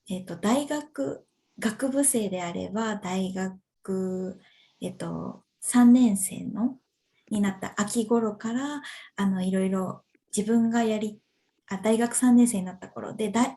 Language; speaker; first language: Japanese; native; Japanese